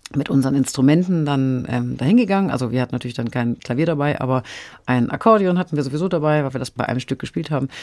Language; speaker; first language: German; native; German